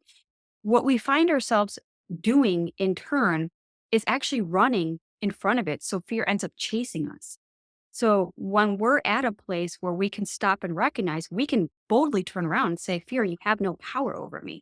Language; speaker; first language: English; native; English